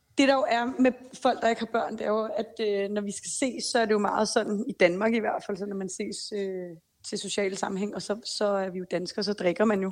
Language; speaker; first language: Danish; native; Danish